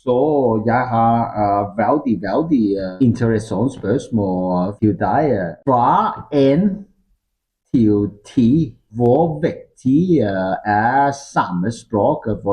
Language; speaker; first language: Norwegian; non-native, fluent; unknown